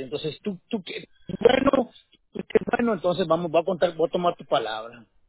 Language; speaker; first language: Spanish; native; Spanish